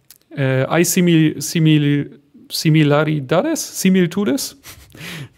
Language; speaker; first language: Spanish; non-native, fluent; German